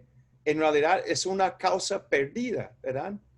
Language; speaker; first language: Spanish; non-native, fluent; English